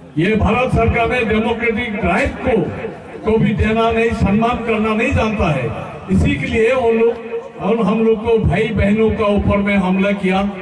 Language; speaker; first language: Hindi; non-native, local second language; Assamese